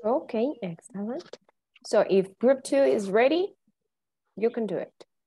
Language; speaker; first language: English; non-native, fluent; Spanish